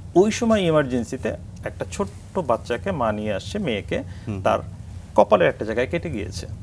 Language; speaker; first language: Bangla; early bilingual, heritage; Bangla